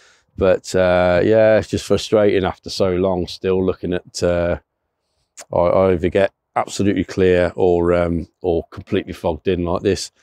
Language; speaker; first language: English; native; English